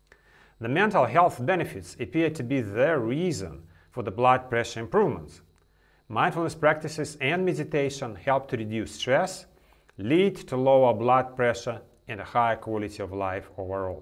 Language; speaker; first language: English; non-native, fluent; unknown